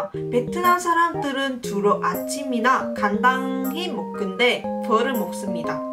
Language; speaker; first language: Korean; non-native, local second language; Vietnamese